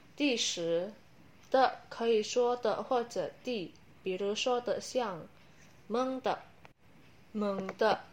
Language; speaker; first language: Chinese; non-native, learner; Indonesian